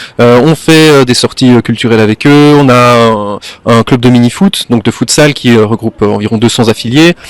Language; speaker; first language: French; native; French